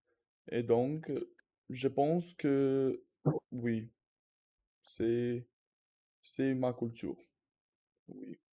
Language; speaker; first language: French; non-native, learner; Russian